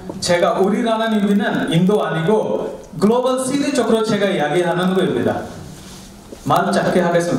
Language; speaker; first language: Korean; non-native, learner; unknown